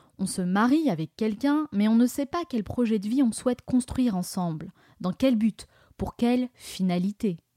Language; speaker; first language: French; native; French